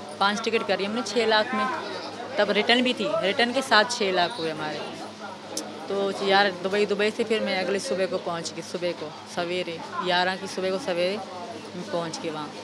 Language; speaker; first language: Urdu; non-native, local second language; Sindhi